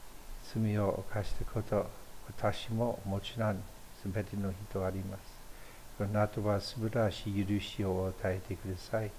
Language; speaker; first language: Japanese; non-native, fluent; English